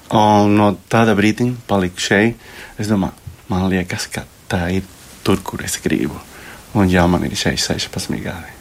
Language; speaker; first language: Latvian; non-native, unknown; Spanish